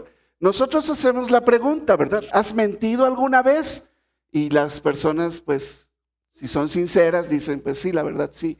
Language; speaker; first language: Spanish; native; Spanish